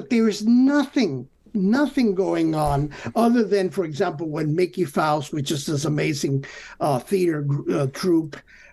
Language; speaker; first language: English; early bilingual, other home language; Spanish